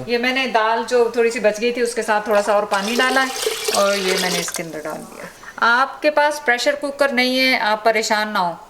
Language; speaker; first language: Urdu; native; Urdu